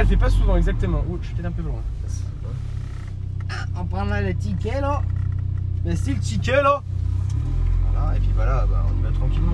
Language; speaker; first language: French; native; French